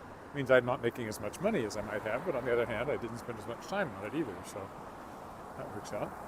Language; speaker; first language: English; native; English